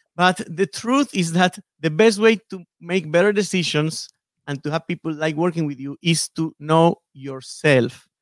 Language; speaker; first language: English; non-native, fluent; Spanish